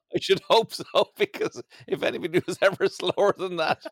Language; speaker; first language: English; native; English